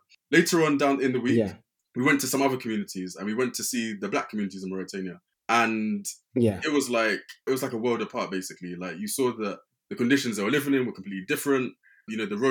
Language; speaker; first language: English; native; English